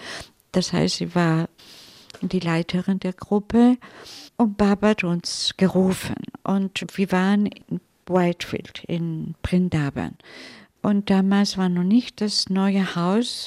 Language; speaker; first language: German; non-native, fluent; Italian